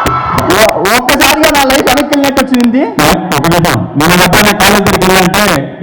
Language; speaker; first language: Telugu; native; Telugu